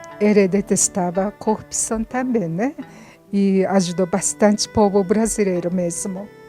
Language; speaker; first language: Portuguese; non-native, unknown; Japanese